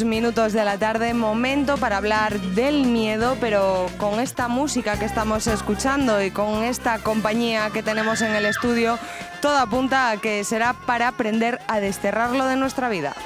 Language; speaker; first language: Spanish; native; Spanish